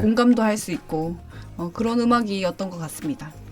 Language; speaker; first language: Korean; native; Korean